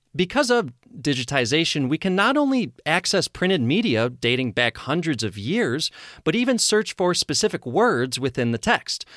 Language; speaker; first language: English; native; English